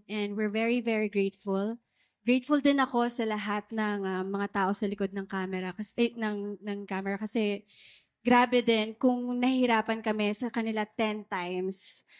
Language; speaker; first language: Filipino; non-native, local second language; Cebuano